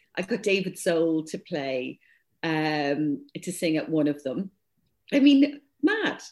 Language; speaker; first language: English; native; English